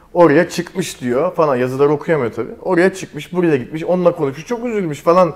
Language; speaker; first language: Turkish; native; Turkish